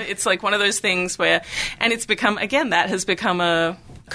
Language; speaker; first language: English; native; English